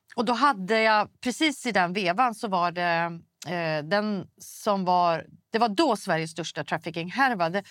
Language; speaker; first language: Swedish; native; Swedish